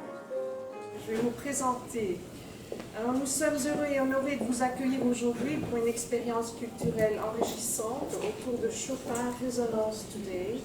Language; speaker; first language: French; native; French